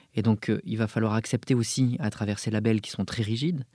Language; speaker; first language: French; native; French